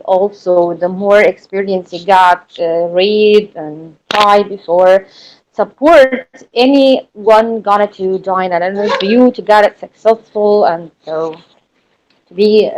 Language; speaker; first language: English; non-native, learner; Arabic